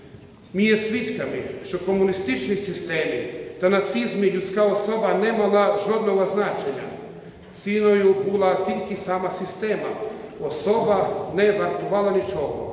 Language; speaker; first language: Ukrainian; non-native, fluent; Croatian